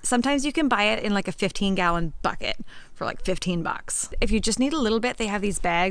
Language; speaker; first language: English; native; English